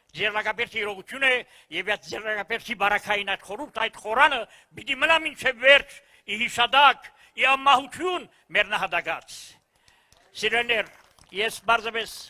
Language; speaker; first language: Armenian; early bilingual, heritage; Armenian